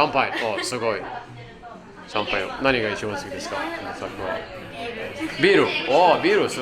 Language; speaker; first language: Japanese; non-native, learner; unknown